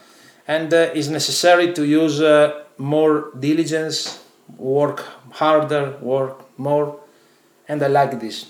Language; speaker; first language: English; non-native, learner; Italian